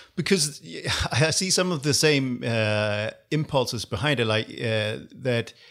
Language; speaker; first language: English; non-native, fluent; Danish